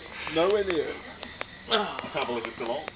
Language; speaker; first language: English; native; English